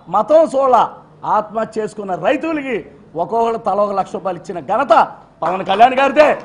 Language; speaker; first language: Telugu; native; Telugu